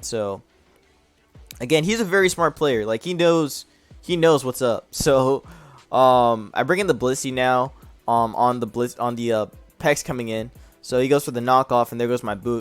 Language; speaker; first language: English; native; English